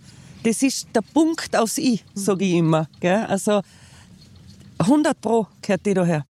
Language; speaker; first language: German; native; German